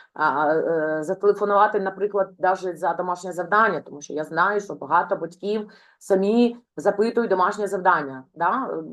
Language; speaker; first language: Ukrainian; non-native, local second language; Russian